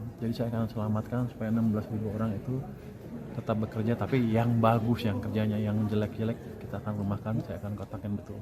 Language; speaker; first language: Indonesian; native; Indonesian